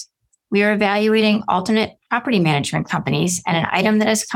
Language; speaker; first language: English; native; English